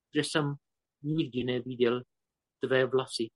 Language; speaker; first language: Czech; non-native, fluent; Romanian